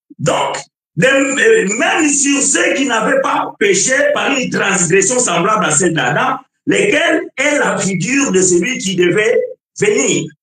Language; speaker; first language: French; non-native, fluent; Portuguese